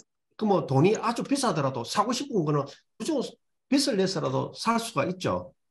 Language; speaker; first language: Korean; native; Korean